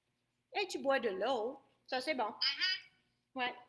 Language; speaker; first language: French; non-native, fluent; English